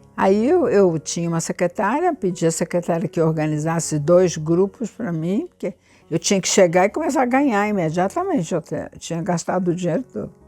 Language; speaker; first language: Portuguese; native; Portuguese